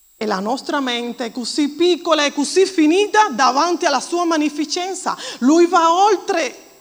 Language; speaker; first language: Italian; non-native, fluent; Spanish